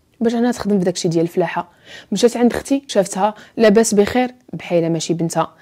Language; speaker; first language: Arabic; native; Arabic